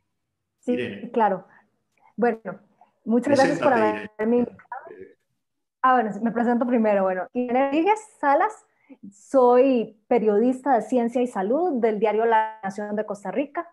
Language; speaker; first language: Spanish; native; Spanish